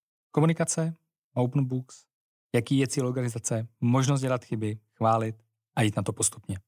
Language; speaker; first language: Czech; native; Czech